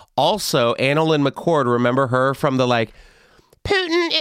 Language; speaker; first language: English; native; English